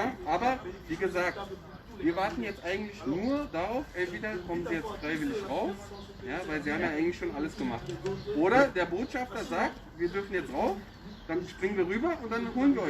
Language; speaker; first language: German; native; German